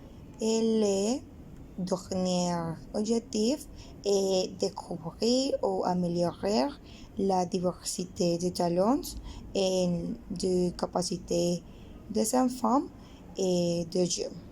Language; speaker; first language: French; non-native, learner; Spanish